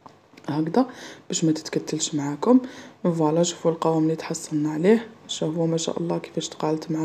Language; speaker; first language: Arabic; native; Arabic